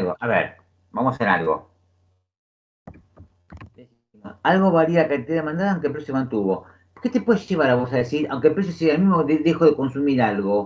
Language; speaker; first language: Spanish; native; Spanish